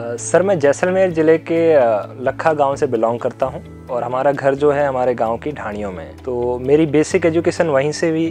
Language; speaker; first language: Hindi; native; Hindi